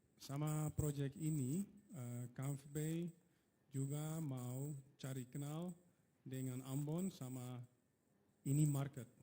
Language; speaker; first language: Indonesian; early bilingual, heritage; Dutch